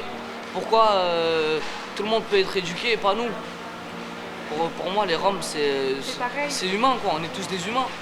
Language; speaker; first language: French; early bilingual, other home language; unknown